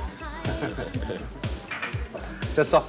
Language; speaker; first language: French; native; French